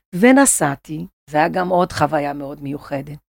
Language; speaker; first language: Hebrew; non-native, fluent; Portuguese